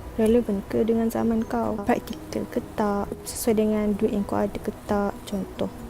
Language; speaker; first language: Malay; native; Malay